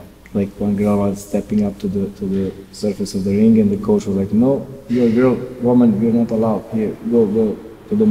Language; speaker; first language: English; non-native, learner; Serbian